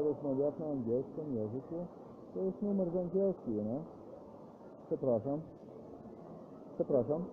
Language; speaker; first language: Polish; non-native, learner; English